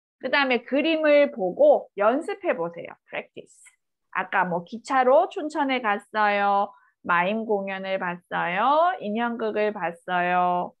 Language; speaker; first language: Korean; native; Korean